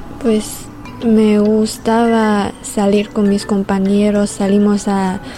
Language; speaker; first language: Spanish; non-native, fluent; Chinese